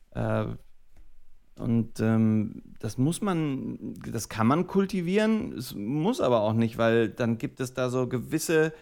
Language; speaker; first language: German; native; German